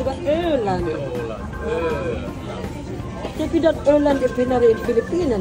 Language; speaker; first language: Swedish; non-native, fluent; Filipino